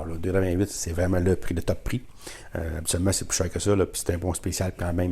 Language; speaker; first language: French; native; French